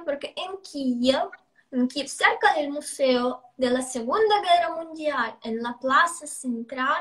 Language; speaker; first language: Spanish; non-native, fluent; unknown